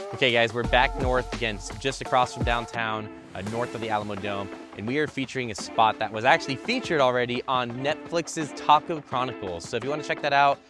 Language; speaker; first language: English; native; English